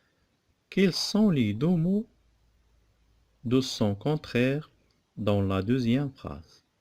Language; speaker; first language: French; non-native, local second language; Arabic